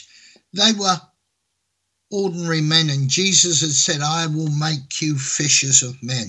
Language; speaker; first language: English; native; English